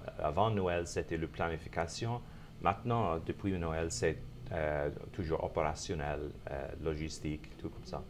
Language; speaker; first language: French; non-native, fluent; English